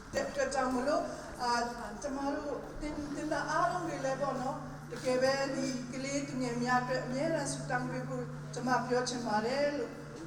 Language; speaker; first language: Burmese; non-native, local second language; Hakha Chin